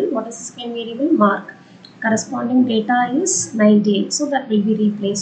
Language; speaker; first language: English; non-native, local second language; Tamil